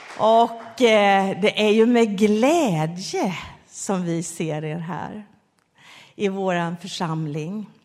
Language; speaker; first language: Swedish; native; Swedish